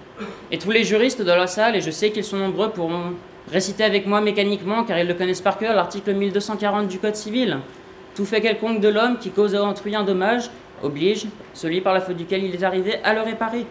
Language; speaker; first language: French; native; French